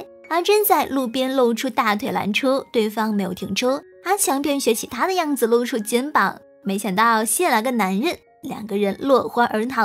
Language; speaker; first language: Chinese; native; Chinese